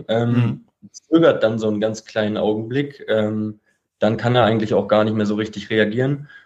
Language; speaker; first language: German; native; German